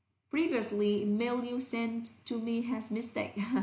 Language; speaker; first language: English; non-native, fluent; Vietnamese